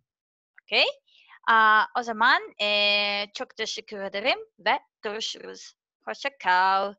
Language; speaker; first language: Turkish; non-native, learner; Serbian